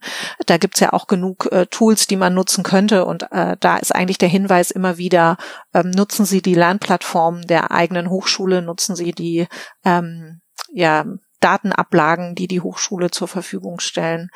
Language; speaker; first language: German; native; German